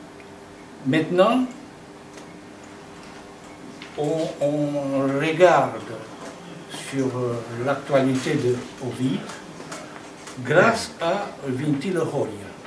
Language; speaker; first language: French; non-native, fluent; Romanian